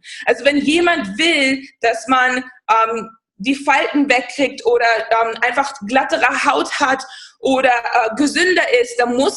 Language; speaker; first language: German; non-native, fluent; English